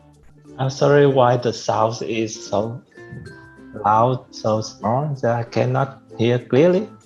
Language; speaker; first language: English; non-native, fluent; Vietnamese